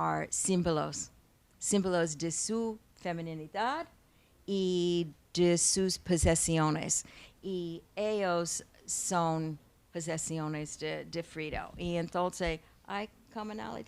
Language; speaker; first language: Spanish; non-native, learner; English